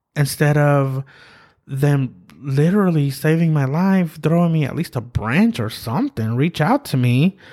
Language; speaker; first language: English; early bilingual, other home language; Spanish